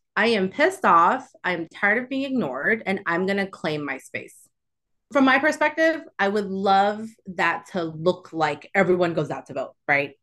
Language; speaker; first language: English; early bilingual, other home language; Chinese